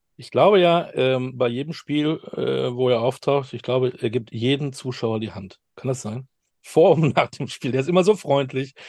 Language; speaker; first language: German; native; German